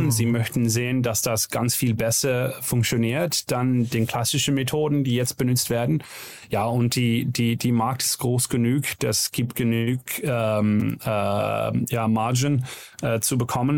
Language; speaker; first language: German; non-native, learner; Dutch